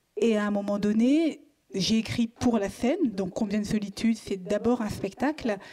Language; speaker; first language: French; native; French